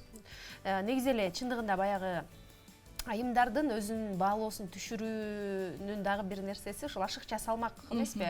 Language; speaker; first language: Kyrgyz; native; Kyrgyz